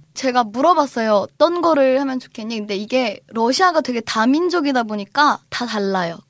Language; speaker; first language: Korean; native; Korean